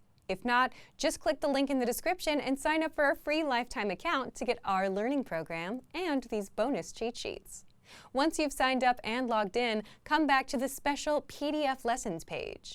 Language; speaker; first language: English; native; English